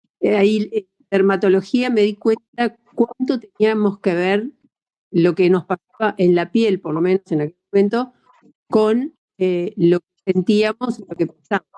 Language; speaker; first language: Spanish; native; Spanish